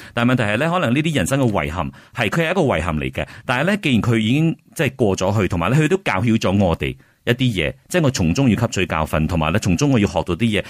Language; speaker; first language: Cantonese; native; Cantonese